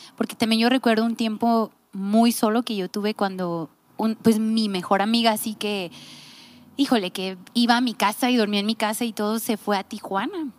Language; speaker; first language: Spanish; native; Spanish